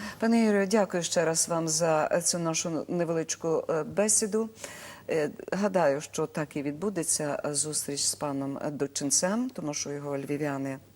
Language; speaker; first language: Ukrainian; native; Ukrainian